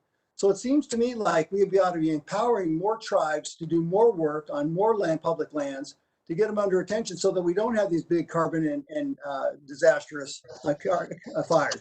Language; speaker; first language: English; native; English